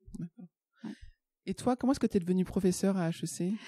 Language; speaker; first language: French; native; French